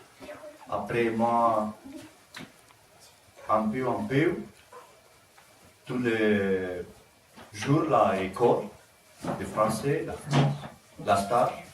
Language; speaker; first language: French; non-native, learner; Romanian